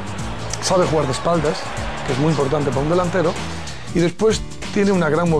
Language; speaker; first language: Spanish; native; Spanish